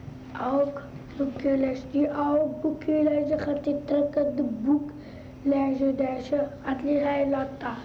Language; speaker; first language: Dutch; early bilingual, other home language; Arabic